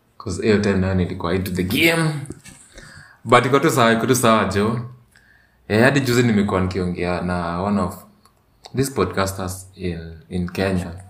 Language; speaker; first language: Swahili; native; Swahili